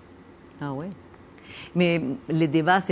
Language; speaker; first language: French; non-native, learner; Spanish